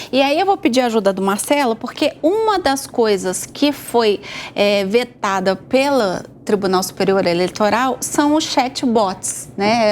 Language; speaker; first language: Portuguese; native; Portuguese